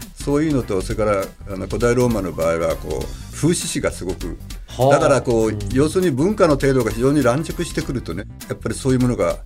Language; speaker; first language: Japanese; native; Japanese